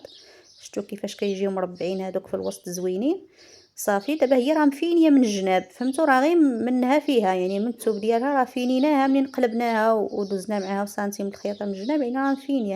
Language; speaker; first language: Arabic; native; Arabic